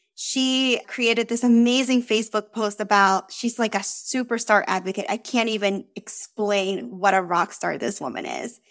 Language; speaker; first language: English; early bilingual, other home language; Spanish